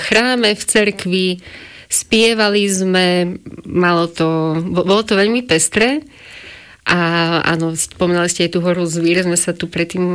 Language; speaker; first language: Slovak; non-native, local second language; Rusyn